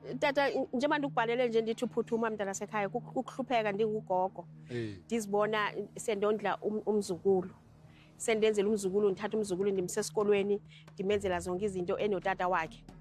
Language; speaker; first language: Zulu; non-native, local second language; Xhosa